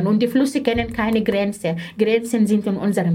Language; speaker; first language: German; non-native, fluent; Arabic